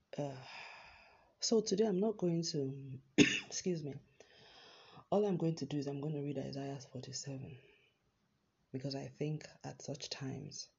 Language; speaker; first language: English; non-native, local second language; Yoruba